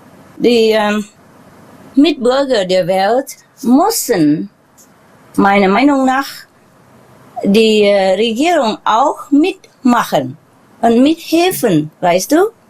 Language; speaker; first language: German; non-native, learner; Vietnamese